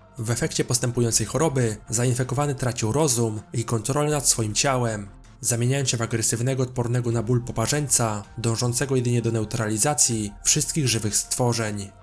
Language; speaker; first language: Polish; native; Polish